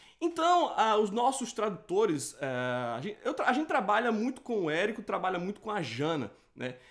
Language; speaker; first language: Portuguese; native; Portuguese